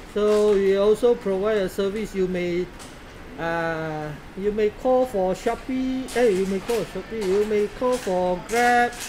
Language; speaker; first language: English; non-native, local second language; Chinese